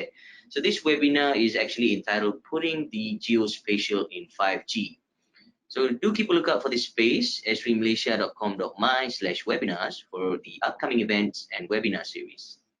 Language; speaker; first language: English; non-native, local second language; Malay